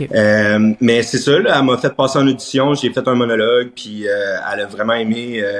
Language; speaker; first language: French; native; French